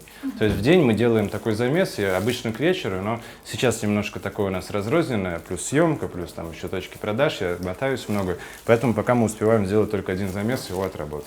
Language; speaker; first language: Russian; native; Russian